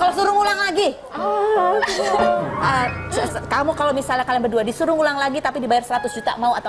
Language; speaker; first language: Indonesian; native; Indonesian